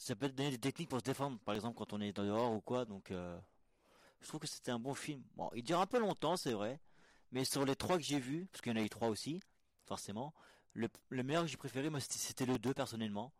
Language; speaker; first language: French; native; French